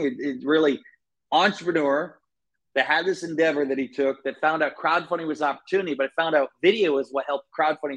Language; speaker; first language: English; native; English